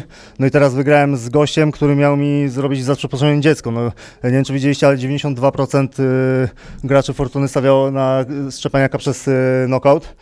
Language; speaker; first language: Polish; native; Polish